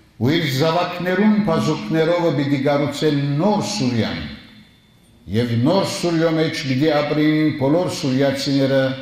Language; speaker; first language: Armenian; early bilingual, heritage; Armenian